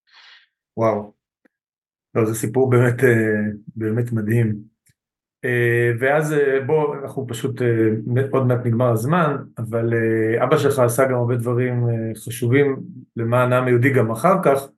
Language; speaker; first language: Hebrew; native; Hebrew